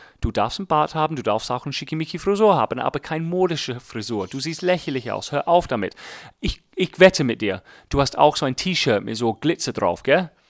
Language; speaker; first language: German; non-native, fluent; English